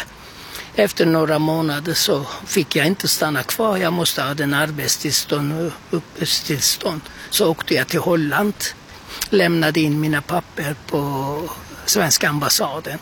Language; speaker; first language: Swedish; non-native, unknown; Turkish